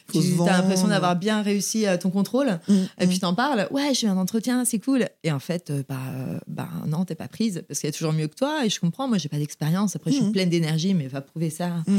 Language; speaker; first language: French; native; French